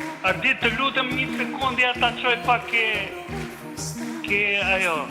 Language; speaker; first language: Albanian; native; Albanian